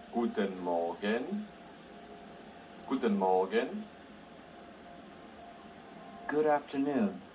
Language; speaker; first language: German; non-native, fluent; Arabic